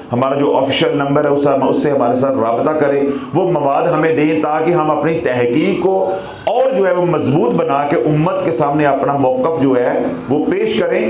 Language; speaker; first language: Urdu; non-native, local second language; Punjabi